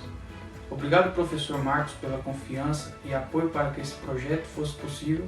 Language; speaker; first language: Portuguese; native; Portuguese